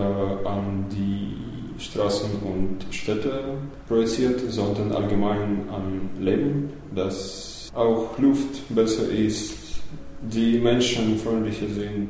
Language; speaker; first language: German; early bilingual, other home language; Russian